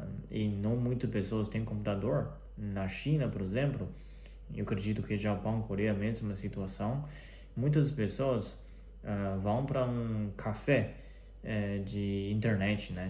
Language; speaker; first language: Portuguese; non-native, fluent; Chinese